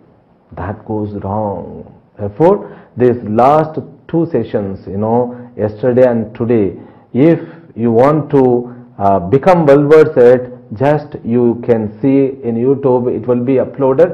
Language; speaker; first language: English; non-native, local second language; Telugu